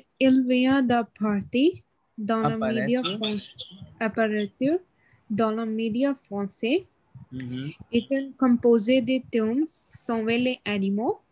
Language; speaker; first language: French; non-native, learner; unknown